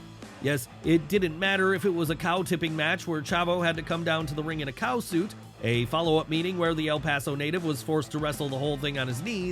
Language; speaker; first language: English; native; English